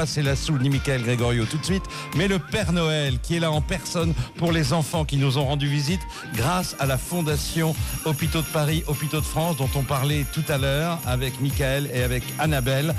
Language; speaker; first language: French; native; French